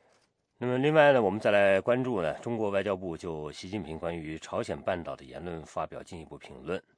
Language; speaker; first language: Chinese; native; Chinese